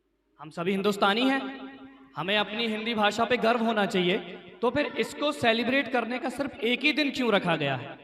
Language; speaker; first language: Hindi; native; Hindi